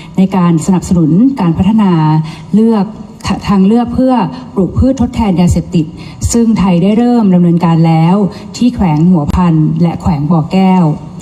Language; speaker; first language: Thai; native; Thai